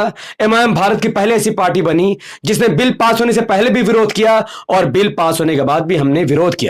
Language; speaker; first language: Hindi; native; Hindi